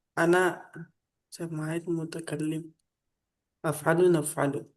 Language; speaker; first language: Arabic; non-native, learner; Urdu